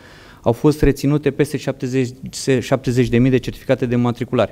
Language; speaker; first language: Romanian; native; Romanian